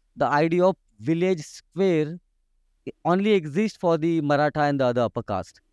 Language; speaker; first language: English; non-native, local second language; Marathi